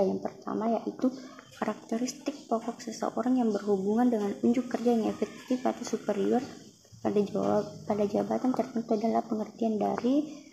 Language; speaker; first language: Indonesian; native; Indonesian